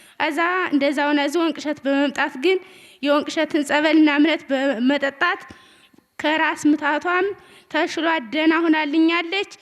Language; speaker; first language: Amharic; native; Amharic